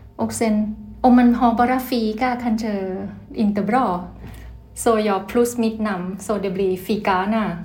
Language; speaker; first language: Swedish; non-native, learner; Thai